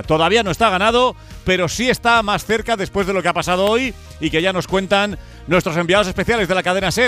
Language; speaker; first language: Spanish; native; Spanish